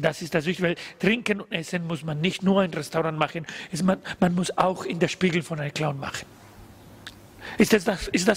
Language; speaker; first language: German; non-native, learner; Spanish